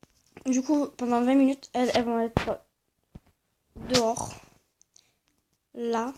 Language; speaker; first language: French; native; French